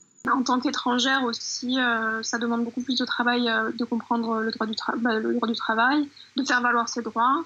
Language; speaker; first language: French; native; French